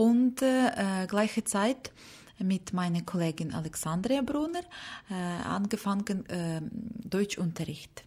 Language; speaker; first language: German; non-native, learner; Ukrainian